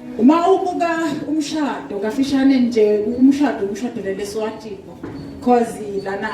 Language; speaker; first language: Zulu; non-native, local second language; Swati